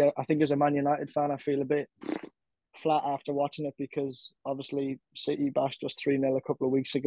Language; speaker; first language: English; native; English